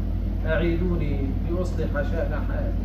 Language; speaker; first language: Arabic; native; Arabic